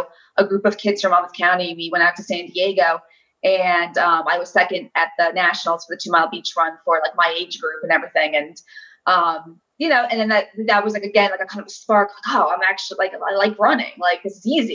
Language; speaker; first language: English; native; English